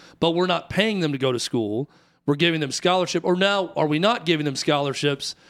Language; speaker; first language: English; native; English